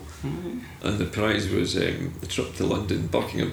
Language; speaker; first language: English; native; English